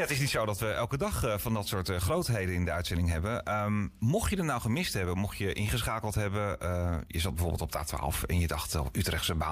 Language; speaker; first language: Dutch; native; Dutch